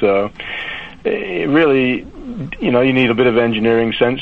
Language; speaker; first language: English; native; English